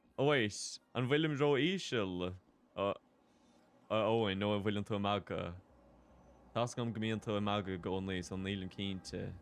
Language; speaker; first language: Irish; native; Irish